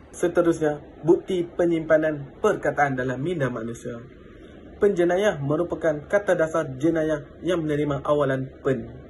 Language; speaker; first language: Malay; native; Malay